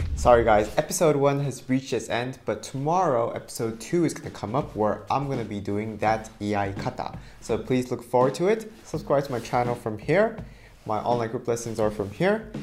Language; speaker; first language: English; non-native, fluent; Japanese